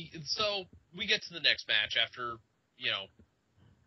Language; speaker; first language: English; native; English